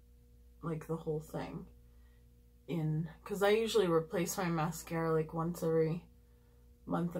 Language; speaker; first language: English; native; English